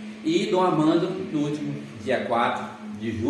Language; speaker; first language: Portuguese; native; Portuguese